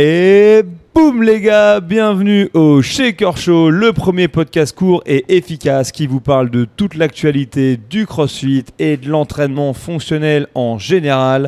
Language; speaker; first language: French; native; French